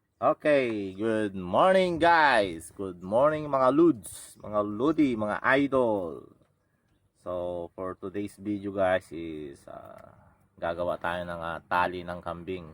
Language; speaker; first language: Filipino; non-native, local second language; Iloko